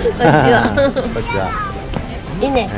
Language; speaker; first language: Japanese; native; Japanese